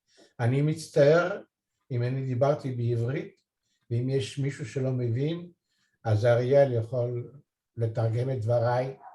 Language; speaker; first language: Hebrew; early bilingual, other home language; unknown